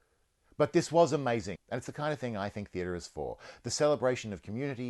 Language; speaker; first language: English; native; English